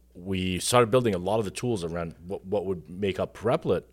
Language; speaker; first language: English; non-native, fluent; Arabic